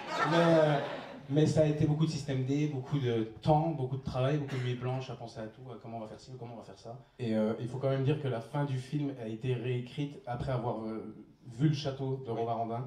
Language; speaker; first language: French; native; French